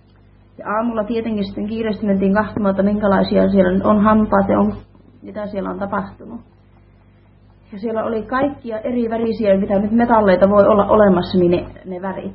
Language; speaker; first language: Finnish; native; Finnish